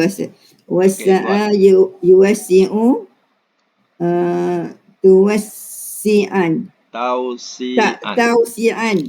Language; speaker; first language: Arabic; non-native, learner; Malay